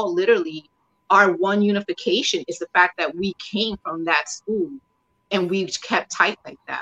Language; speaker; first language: English; early bilingual, other home language; Spanish